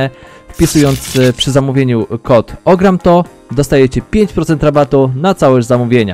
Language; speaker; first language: Polish; native; Polish